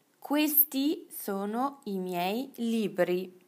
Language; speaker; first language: Italian; non-native, fluent; German